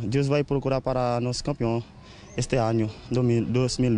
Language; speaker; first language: Portuguese; non-native, learner; Haitian Creole